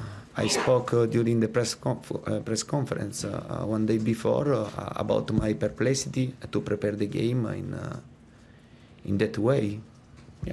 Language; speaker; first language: English; non-native, fluent; Italian